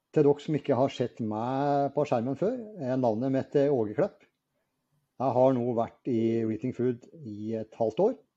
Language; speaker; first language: Norwegian; native; Norwegian